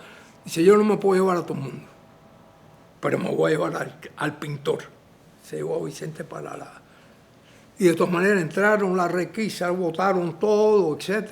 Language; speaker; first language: Spanish; native; Spanish